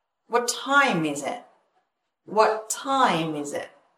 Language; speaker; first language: English; non-native, fluent; Vietnamese